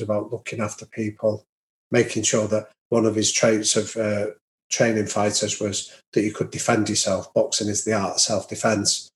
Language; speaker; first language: English; native; English